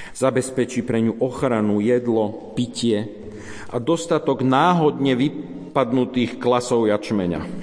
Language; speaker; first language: Slovak; native; Slovak